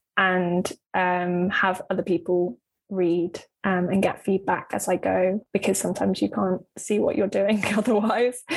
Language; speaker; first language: English; native; English